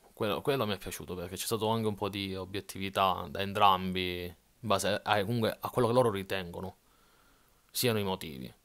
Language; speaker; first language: Italian; native; Italian